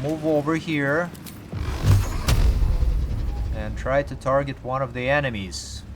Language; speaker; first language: English; native; English